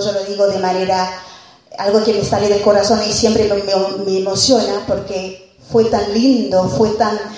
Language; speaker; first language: Spanish; non-native, fluent; Haitian Creole